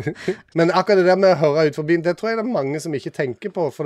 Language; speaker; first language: Norwegian; native; Norwegian